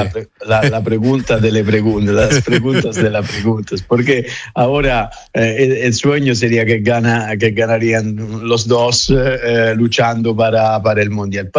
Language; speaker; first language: Spanish; non-native, fluent; Italian